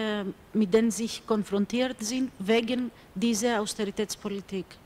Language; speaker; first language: German; non-native, fluent; Greek